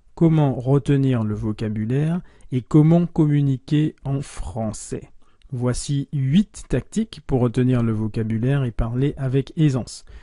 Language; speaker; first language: French; native; French